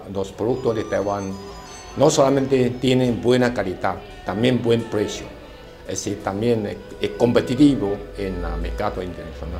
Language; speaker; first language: Spanish; non-native, fluent; Chinese